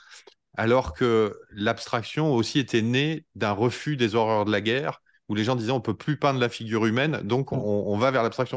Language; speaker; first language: French; native; French